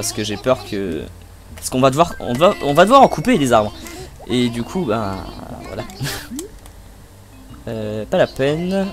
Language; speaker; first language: French; native; French